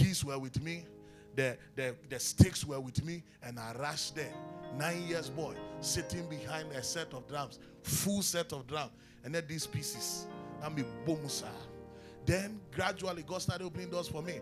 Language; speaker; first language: English; non-native, local second language; Akan